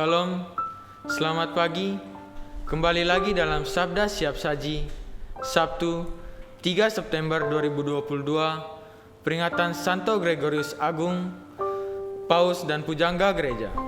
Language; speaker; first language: Indonesian; native; Indonesian